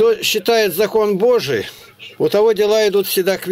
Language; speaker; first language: Russian; native; Russian